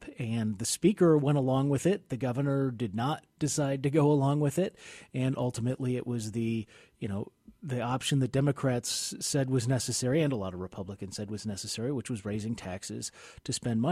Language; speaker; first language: English; native; English